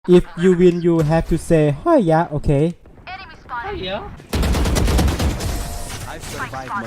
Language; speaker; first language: English; non-native, learner; Thai